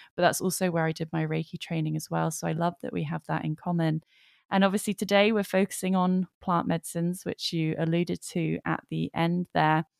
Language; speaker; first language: English; native; English